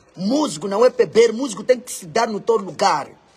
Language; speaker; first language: Portuguese; non-native, local second language; Makhuwa